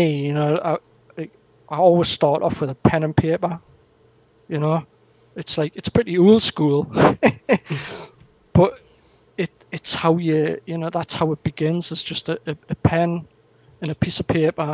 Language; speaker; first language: English; native; English